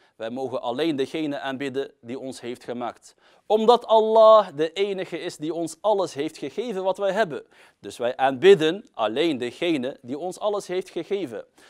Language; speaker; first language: Dutch; early bilingual, other home language; Arabic